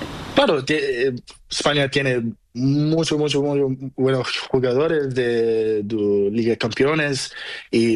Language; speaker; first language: Spanish; non-native, learner; Portuguese